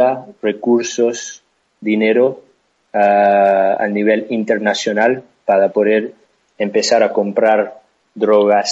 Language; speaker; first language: Spanish; non-native, fluent; English